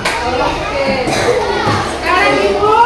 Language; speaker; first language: Indonesian; native; Indonesian